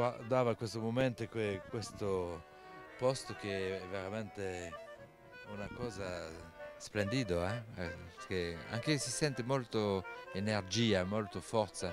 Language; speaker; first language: Italian; non-native, fluent; French